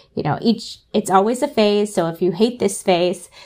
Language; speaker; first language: English; native; English